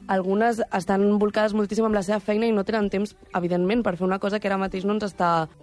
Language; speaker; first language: Catalan; native; Catalan